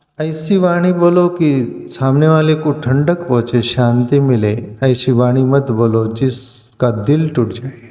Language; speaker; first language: Hindi; non-native, local second language; Marathi